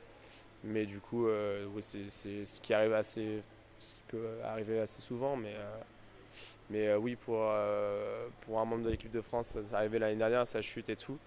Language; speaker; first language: French; native; French